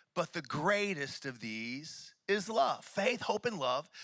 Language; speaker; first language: English; native; English